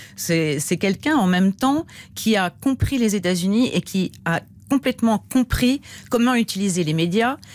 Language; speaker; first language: French; native; French